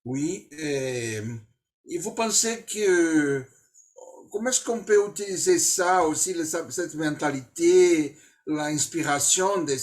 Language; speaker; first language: French; non-native, fluent; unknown